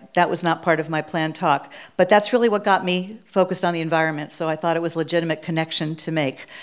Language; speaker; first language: English; native; English